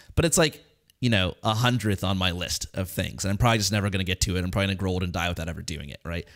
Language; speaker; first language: English; native; English